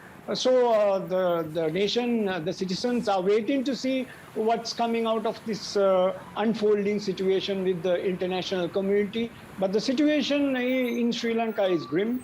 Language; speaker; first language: English; non-native, local second language; Sinhala